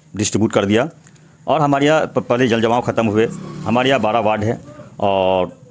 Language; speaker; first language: Hindi; native; Hindi